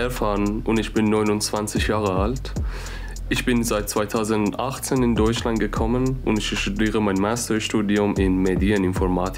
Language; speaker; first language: German; non-native, fluent; Persian